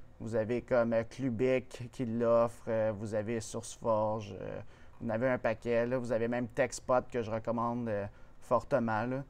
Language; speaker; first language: French; native; French